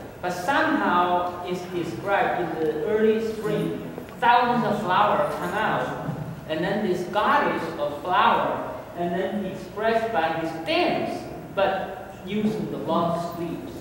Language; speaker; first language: English; non-native, fluent; Chinese